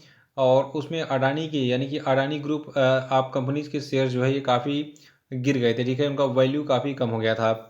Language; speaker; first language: Hindi; native; Hindi